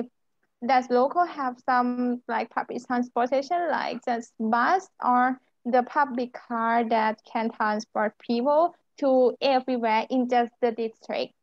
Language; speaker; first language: English; non-native, learner; Thai